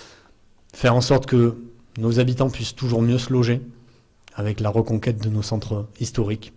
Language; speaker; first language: French; native; French